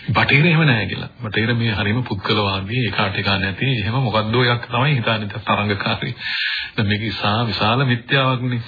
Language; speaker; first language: Sinhala; native; Sinhala